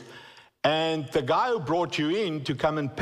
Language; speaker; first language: English; non-native, local second language; Afrikaans